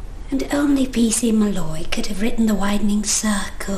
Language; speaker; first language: English; native; English